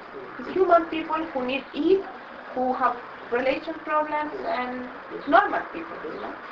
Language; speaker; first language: English; non-native, local second language; Spanish